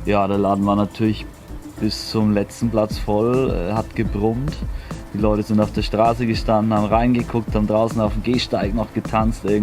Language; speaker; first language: German; native; German